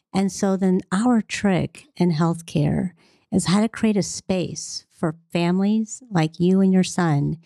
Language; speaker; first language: English; early bilingual, other home language; Hindi